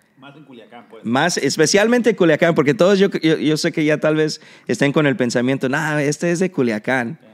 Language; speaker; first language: Spanish; early bilingual, heritage; Spanish